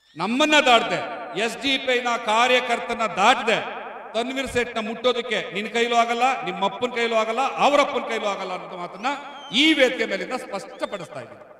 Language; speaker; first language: Kannada; native; Kannada